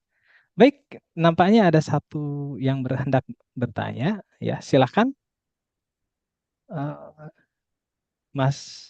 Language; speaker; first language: Indonesian; native; Indonesian